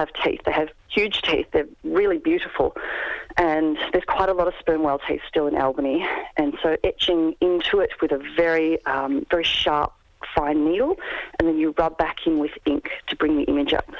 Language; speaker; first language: English; native; English